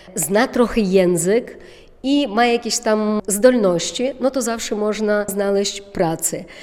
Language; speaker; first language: Polish; non-native, fluent; Ukrainian